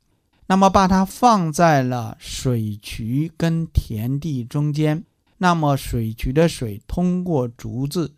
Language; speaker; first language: Chinese; native; Chinese